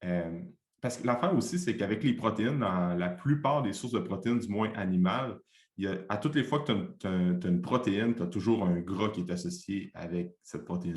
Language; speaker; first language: French; native; French